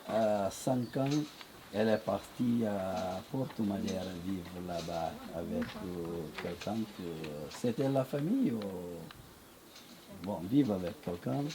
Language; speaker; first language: French; non-native, learner; Portuguese